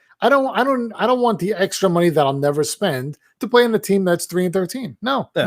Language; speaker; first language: English; native; English